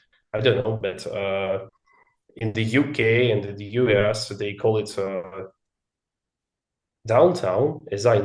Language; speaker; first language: English; non-native, learner; Russian